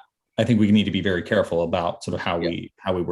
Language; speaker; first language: English; native; English